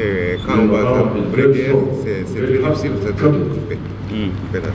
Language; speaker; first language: French; non-native, learner; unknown